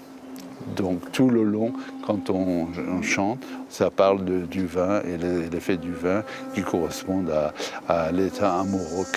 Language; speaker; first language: French; non-native, fluent; Persian